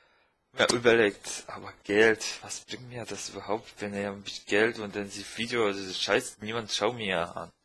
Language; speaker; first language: German; non-native, fluent; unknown